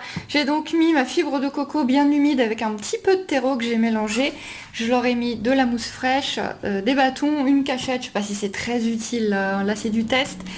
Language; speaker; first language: French; native; French